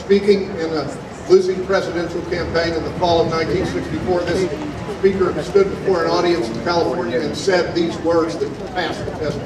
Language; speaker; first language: English; native; English